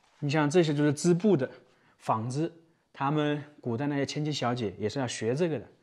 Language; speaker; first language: Chinese; native; Chinese